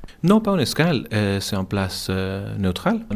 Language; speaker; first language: French; non-native, learner; English